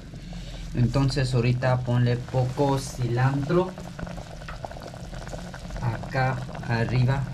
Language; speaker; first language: Spanish; non-native, learner; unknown